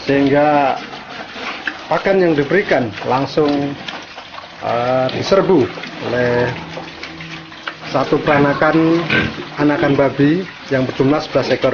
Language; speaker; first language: Indonesian; native; Indonesian